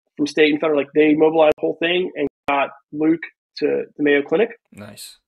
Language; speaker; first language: English; native; English